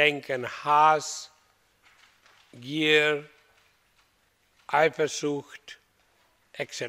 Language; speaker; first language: German; non-native, learner; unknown